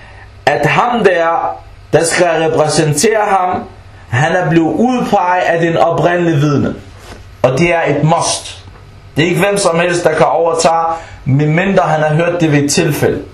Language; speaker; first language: Danish; early bilingual, other home language; Arabic